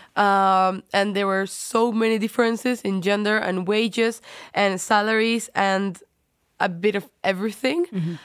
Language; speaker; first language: English; non-native, fluent; Spanish